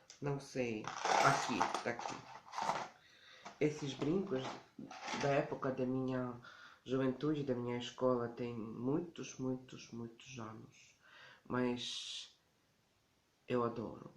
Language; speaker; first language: Portuguese; non-native, learner; Ukrainian